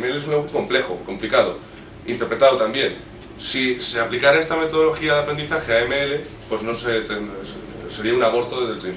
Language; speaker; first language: Spanish; native; Spanish